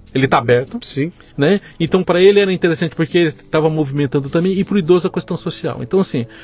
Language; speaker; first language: Portuguese; native; Portuguese